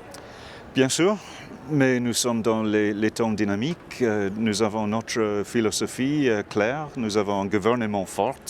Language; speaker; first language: French; non-native, fluent; English